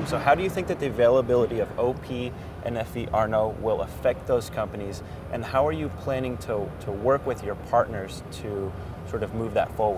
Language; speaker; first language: English; native; English